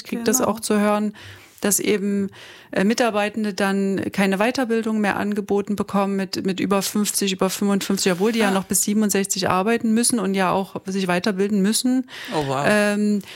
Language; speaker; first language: German; native; German